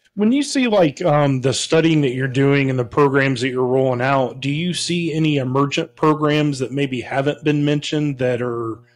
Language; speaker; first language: English; native; English